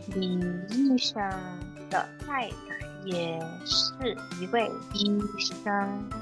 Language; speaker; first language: Chinese; non-native, learner; English